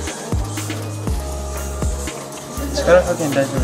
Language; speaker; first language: Japanese; native; Japanese